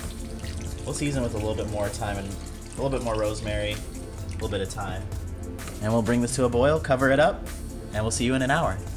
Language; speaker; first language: English; native; English